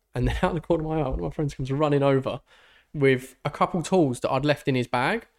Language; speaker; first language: English; native; English